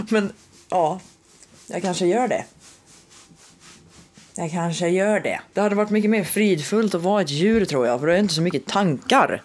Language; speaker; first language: Swedish; native; Swedish